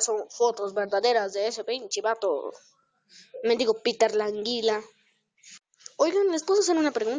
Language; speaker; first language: Spanish; native; Spanish